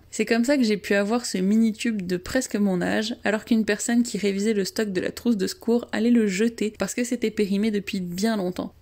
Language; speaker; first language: French; native; French